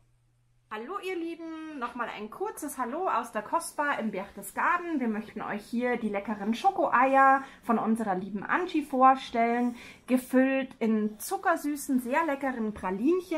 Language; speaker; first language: German; native; German